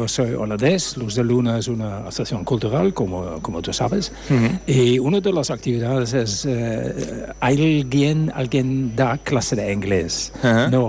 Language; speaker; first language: Spanish; non-native, learner; Dutch